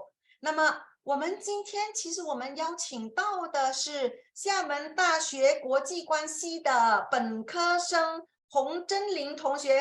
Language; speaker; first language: Chinese; non-native, fluent; Indonesian